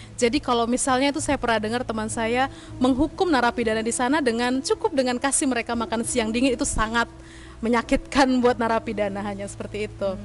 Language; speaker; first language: Indonesian; native; Indonesian